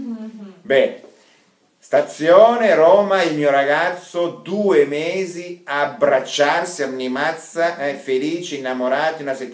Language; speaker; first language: Italian; non-native, fluent; Russian